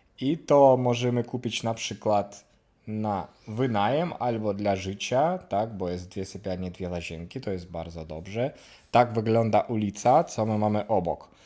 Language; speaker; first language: Polish; non-native, learner; Ukrainian